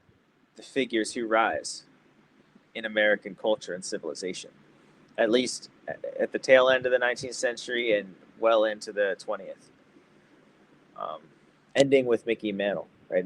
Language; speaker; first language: English; native; English